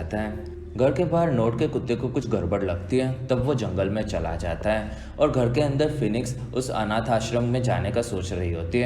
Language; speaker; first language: Hindi; native; Hindi